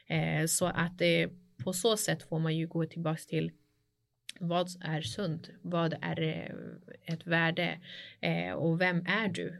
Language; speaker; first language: Swedish; early bilingual, other home language; Spanish